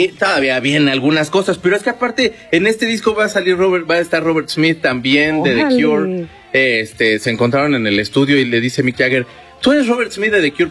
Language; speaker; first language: Spanish; native; Spanish